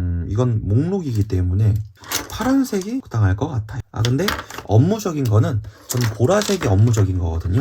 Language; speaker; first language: Korean; native; Korean